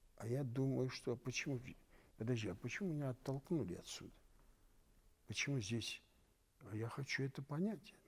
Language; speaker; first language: Russian; non-native, local second language; Armenian